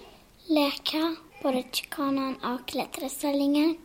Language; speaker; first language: Swedish; early bilingual, other home language; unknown